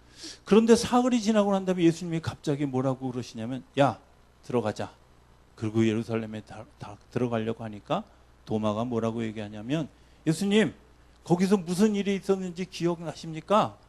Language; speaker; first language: Korean; native; Korean